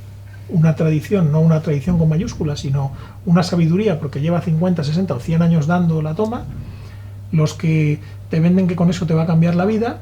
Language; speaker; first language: Spanish; native; Spanish